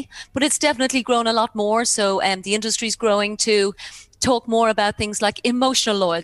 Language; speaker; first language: English; native; English